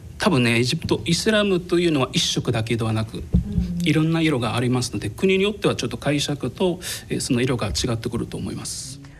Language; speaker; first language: Japanese; non-native, fluent; Arabic